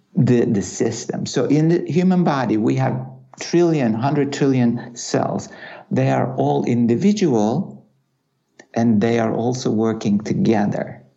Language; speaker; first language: English; non-native, fluent; Turkish